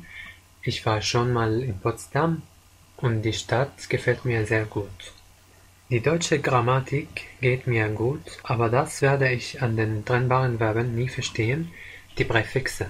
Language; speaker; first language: German; non-native, fluent; Arabic